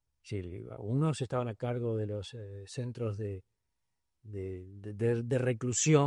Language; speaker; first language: Spanish; native; Spanish